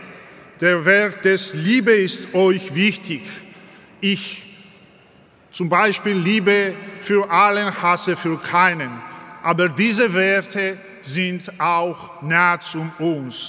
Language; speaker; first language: German; non-native, learner; Georgian